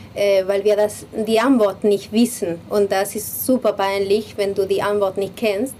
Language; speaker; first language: German; non-native, learner; Spanish